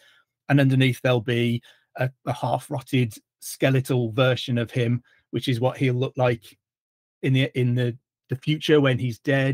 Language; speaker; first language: English; native; English